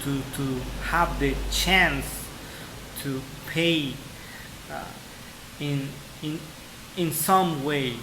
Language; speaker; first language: English; non-native, fluent; Spanish